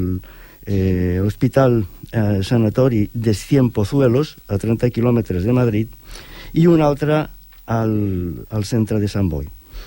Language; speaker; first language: Catalan; native; Catalan